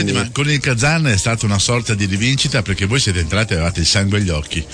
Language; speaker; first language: Italian; native; Italian